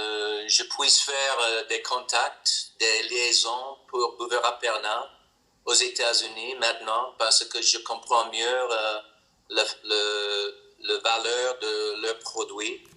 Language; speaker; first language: French; non-native, learner; English